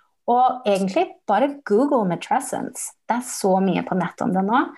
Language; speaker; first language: Norwegian; early bilingual, heritage; Norwegian